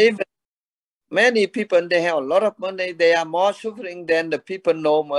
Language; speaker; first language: English; non-native, learner; Vietnamese